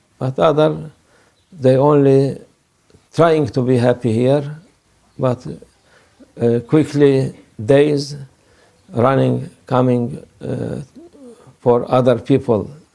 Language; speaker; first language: English; non-native, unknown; Turkish